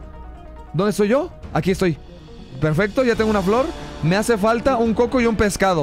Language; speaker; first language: Spanish; native; Spanish